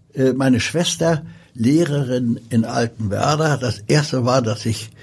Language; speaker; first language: German; early bilingual, other home language; Polish